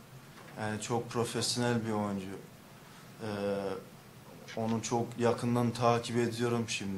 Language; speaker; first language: Turkish; early bilingual, heritage; English